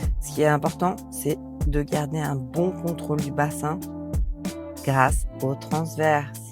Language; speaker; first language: French; native; French